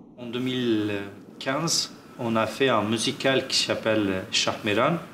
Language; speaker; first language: French; non-native, fluent; Kurdish